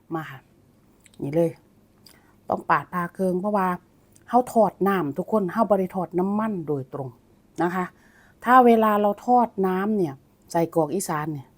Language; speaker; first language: Thai; native; Thai